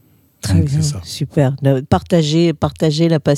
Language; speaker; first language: French; native; French